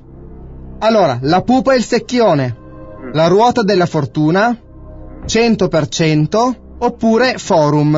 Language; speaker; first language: Italian; native; Italian